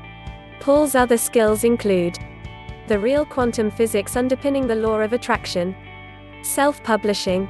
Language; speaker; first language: English; native; English